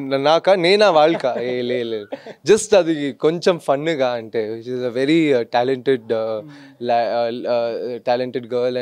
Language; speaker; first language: Telugu; non-native, local second language; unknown